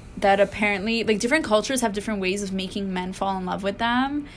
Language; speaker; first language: English; native; English